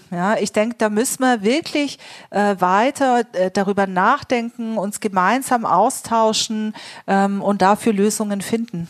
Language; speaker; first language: German; native; German